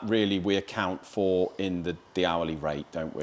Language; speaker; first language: English; native; English